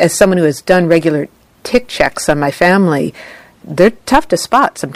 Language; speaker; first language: English; native; English